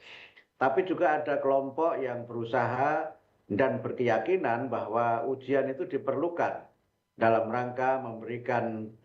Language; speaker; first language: Indonesian; native; Indonesian